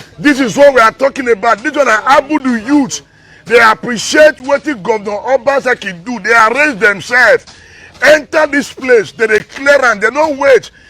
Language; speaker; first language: Nigerian Pidgin; non-native, local second language; Bini